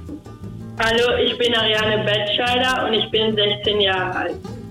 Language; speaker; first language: German; early bilingual, heritage; German